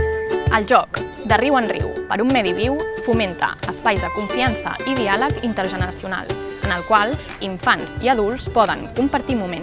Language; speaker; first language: Catalan; native; Catalan